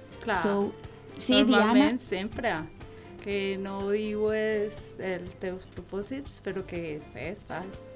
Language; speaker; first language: Catalan; non-native, learner; Spanish